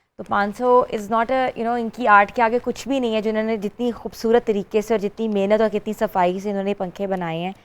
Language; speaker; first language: Urdu; native; Urdu